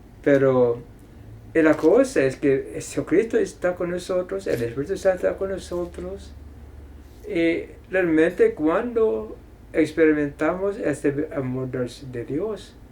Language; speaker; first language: Spanish; non-native, fluent; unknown